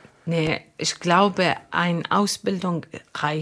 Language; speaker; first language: German; non-native, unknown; Arabic